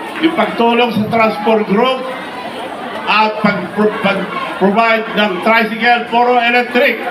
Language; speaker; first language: Filipino; non-native, local second language; Iloko